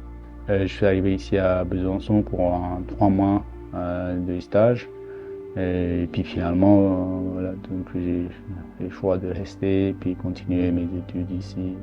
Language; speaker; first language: French; non-native, fluent; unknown